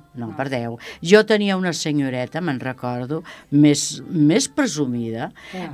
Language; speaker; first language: Catalan; non-native, local second language; Spanish